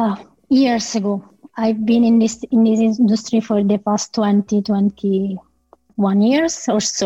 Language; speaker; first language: English; non-native, fluent; Italian